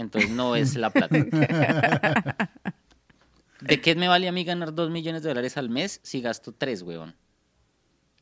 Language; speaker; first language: Spanish; native; Spanish